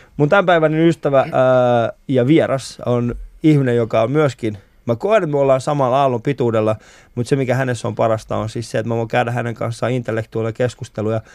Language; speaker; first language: Finnish; early bilingual, other home language; Persian